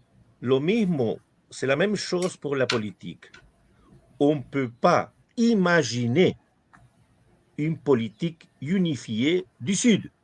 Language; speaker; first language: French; non-native, fluent; Spanish